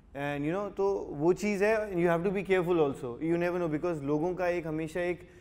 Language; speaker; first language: Hindi; native; Hindi